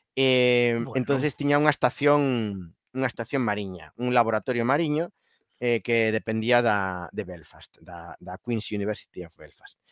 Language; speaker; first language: Galician; native; Galician